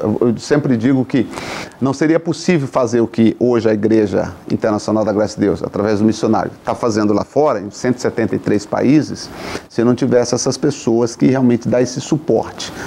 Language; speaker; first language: Portuguese; native; Portuguese